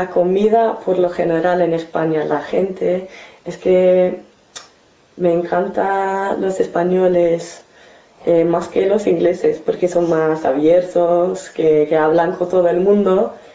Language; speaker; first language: Spanish; non-native, fluent; English